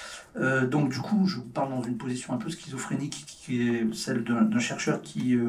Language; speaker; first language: French; native; French